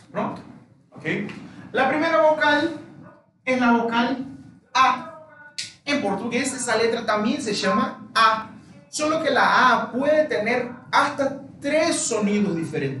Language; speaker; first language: Spanish; non-native, fluent; Portuguese